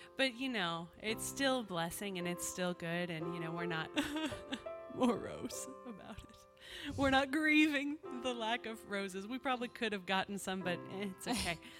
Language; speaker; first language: English; native; English